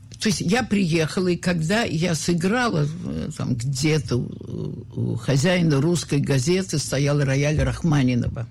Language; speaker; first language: Russian; native; Russian